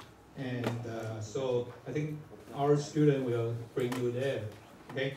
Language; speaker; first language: English; non-native, fluent; Chinese